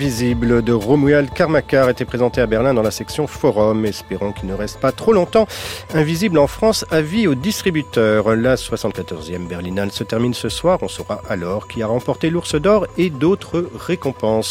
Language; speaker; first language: French; native; French